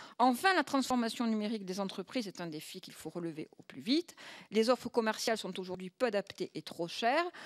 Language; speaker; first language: French; native; French